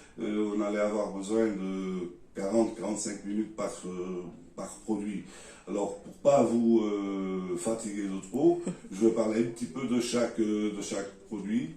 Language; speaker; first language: French; non-native, learner; Portuguese